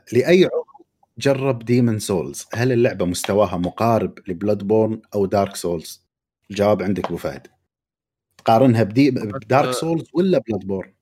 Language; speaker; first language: Arabic; native; Arabic